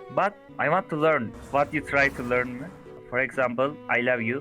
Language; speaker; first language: English; non-native, learner; Turkish